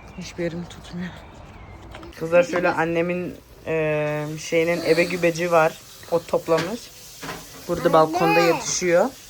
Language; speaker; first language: Turkish; early bilingual, heritage; Turkish